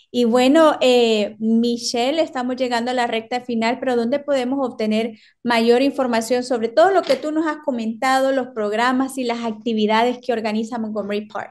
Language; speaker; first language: Spanish; native; Spanish